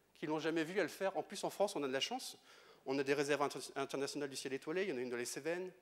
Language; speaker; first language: French; native; French